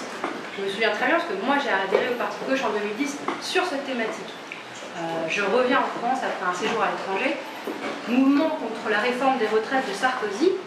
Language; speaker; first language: French; native; French